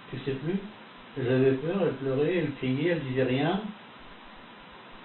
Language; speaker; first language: French; native; French